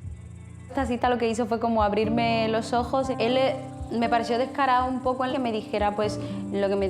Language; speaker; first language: Spanish; native; Spanish